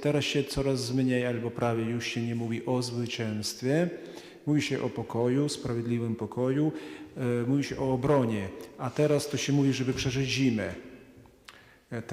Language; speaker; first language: Polish; non-native, fluent; Ukrainian